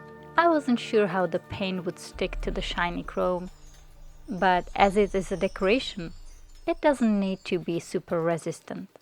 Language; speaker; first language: English; non-native, fluent; Czech